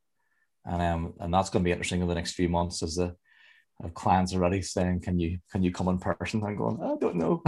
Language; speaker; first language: English; native; English